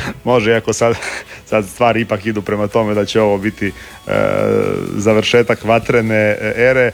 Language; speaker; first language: Serbian; native; Serbian